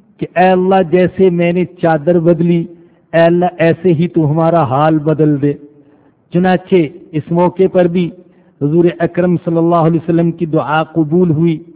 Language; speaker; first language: Urdu; non-native, local second language; Punjabi